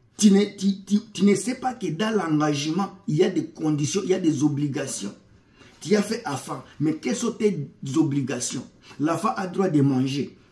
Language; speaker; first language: French; non-native, local second language; Lingala